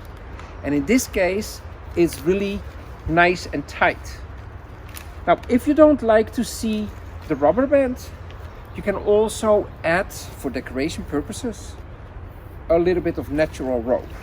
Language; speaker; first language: English; non-native, fluent; Dutch